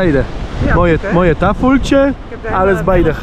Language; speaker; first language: Dutch; non-native, learner; Polish